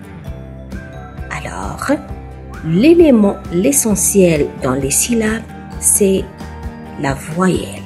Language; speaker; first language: French; non-native, local second language; Arabic